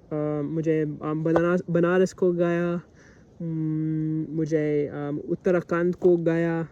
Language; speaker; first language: Hindi; non-native, learner; English